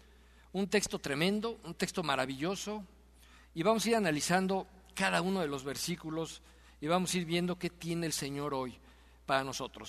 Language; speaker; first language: Spanish; native; Spanish